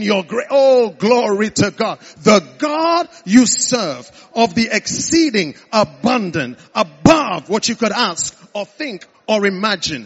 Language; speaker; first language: English; non-native, local second language; Igbo